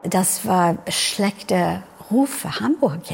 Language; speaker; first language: German; non-native, fluent; English